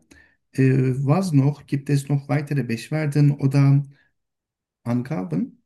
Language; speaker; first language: German; non-native, learner; Turkish